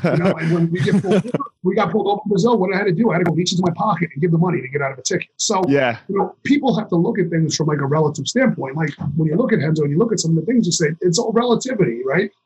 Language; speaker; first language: English; native; English